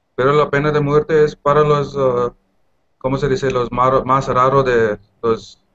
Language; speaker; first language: Spanish; non-native, learner; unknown